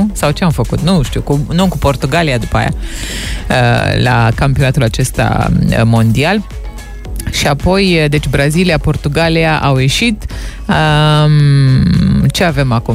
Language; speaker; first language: Romanian; native; Romanian